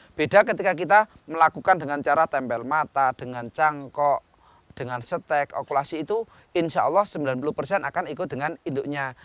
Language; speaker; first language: Indonesian; non-native, local second language; Javanese